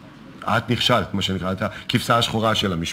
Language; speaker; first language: Hebrew; native; Hebrew